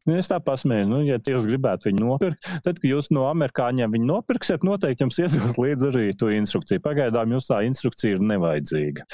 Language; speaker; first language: Latvian; native; Latvian